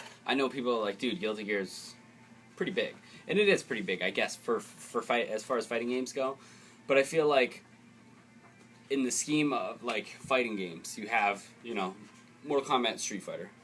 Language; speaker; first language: English; native; English